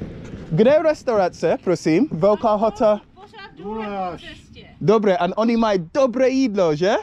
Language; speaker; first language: Czech; non-native, learner; English